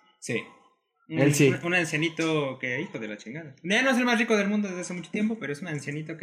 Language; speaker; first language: Spanish; native; Spanish